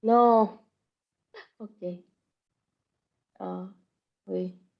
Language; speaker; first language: French; non-native, learner; English